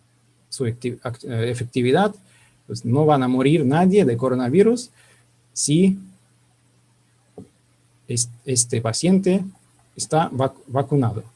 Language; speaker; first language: Spanish; non-native, fluent; Russian